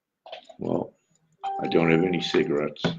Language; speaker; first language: English; native; English